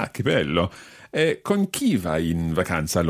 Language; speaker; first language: Italian; non-native, fluent; English